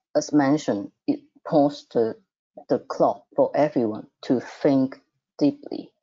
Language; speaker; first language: English; non-native, fluent; Cantonese